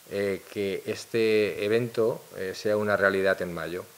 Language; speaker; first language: Spanish; non-native, local second language; Catalan